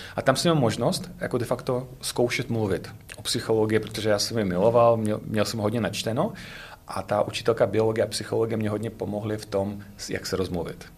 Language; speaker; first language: Czech; non-native, fluent; Russian